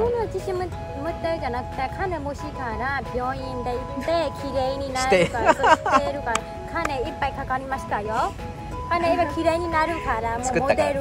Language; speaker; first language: Japanese; non-native, learner; Burmese